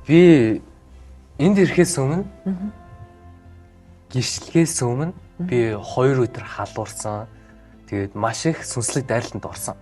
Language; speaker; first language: Mongolian; early bilingual, heritage; Mongolian